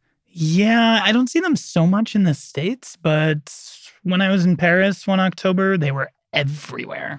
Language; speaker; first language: English; native; English